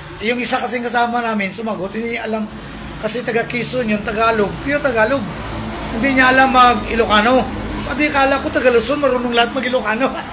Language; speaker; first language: Filipino; non-native, local second language; Hiligaynon